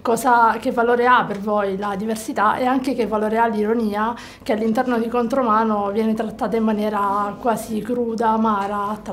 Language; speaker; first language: Italian; native; Italian